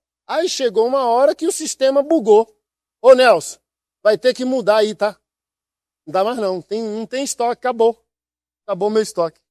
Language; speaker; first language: Portuguese; native; Portuguese